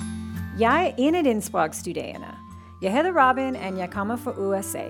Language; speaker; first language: Danish; non-native, learner; English